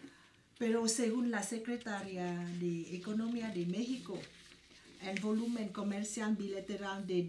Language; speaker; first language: Spanish; non-native, fluent; Vietnamese